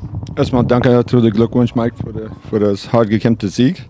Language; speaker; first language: German; non-native, fluent; English